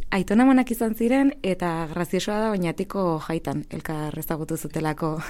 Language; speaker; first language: Basque; non-native, local second language; Spanish